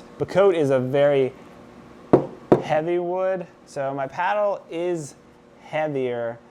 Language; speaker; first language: English; native; English